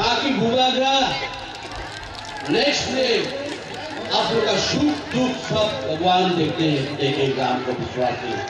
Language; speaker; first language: Hindi; non-native, local second language; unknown